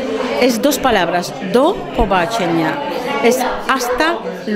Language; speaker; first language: Spanish; non-native, fluent; Russian